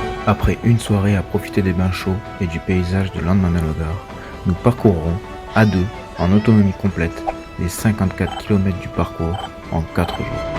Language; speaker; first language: French; native; French